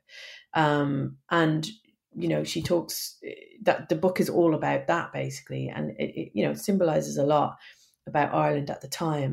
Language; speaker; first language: English; native; English